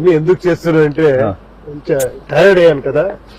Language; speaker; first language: Telugu; non-native, learner; Kannada